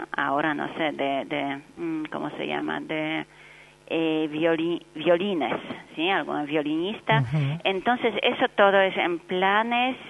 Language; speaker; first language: Spanish; non-native, fluent; Polish